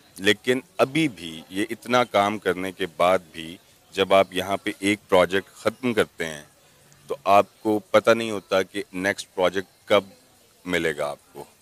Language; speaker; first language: Urdu; non-native, local second language; Punjabi